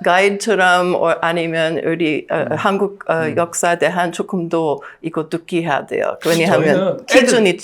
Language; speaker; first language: Korean; non-native, learner; English